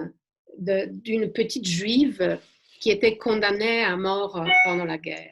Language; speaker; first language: French; non-native, fluent; Polish